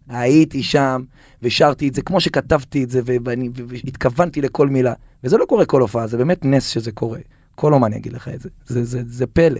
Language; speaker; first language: Hebrew; native; Hebrew